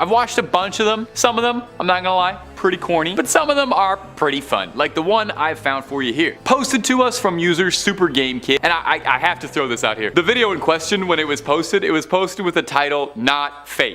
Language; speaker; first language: English; native; English